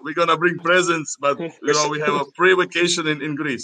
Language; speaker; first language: English; non-native, fluent; Greek